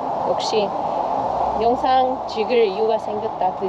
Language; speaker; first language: Korean; non-native, fluent; Russian